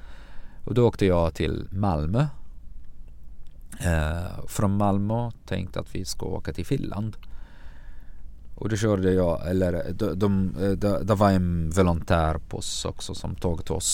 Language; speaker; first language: Swedish; non-native, fluent; Arabic